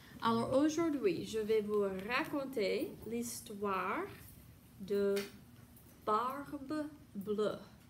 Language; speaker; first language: French; non-native, fluent; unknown